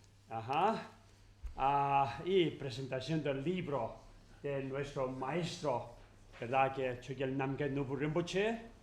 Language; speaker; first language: Spanish; non-native, learner; Tibetan